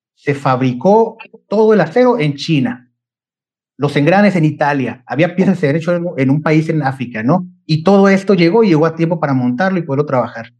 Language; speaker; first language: Spanish; native; Spanish